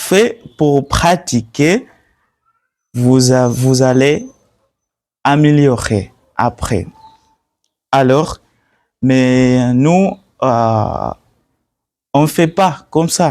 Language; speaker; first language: French; non-native, learner; Swahili